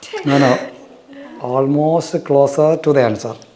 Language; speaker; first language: English; non-native, local second language; Malayalam